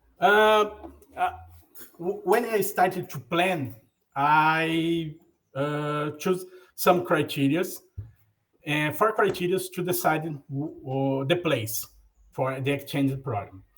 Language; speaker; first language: English; non-native, learner; Portuguese